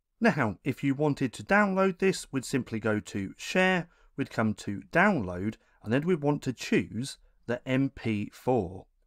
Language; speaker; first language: English; native; English